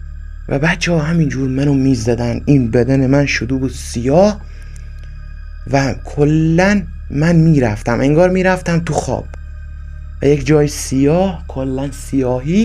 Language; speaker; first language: Persian; native; Persian